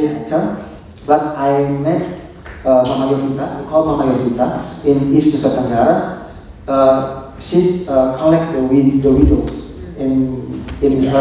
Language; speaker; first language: English; non-native, local second language; Indonesian